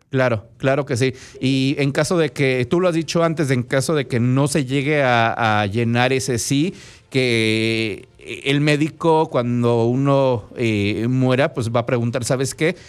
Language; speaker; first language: Spanish; native; Spanish